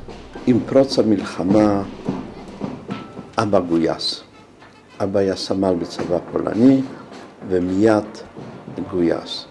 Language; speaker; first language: Hebrew; non-native, fluent; Polish